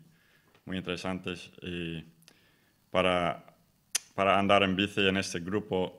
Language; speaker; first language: Spanish; non-native, fluent; English